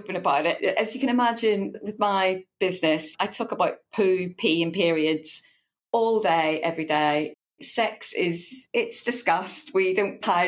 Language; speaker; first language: English; native; English